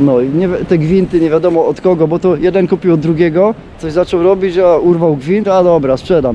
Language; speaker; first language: Polish; native; Polish